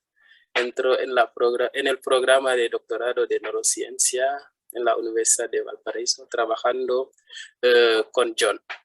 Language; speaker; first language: Spanish; non-native, fluent; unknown